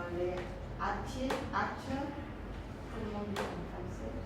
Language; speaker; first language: French; non-native, learner; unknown